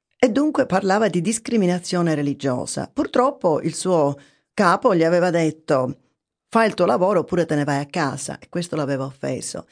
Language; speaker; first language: Italian; native; Italian